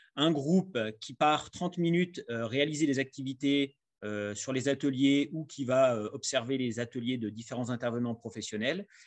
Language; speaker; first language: French; native; French